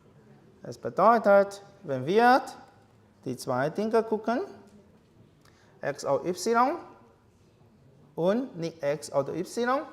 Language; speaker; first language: German; non-native, learner; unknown